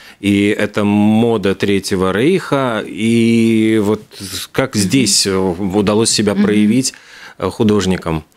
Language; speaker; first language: Russian; native; Russian